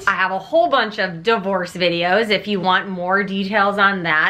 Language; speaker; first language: English; native; English